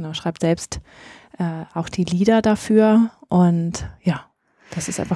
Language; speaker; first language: German; native; German